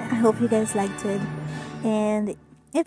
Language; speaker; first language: English; non-native, fluent; Spanish